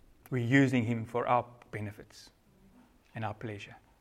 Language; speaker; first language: English; non-native, local second language; Afrikaans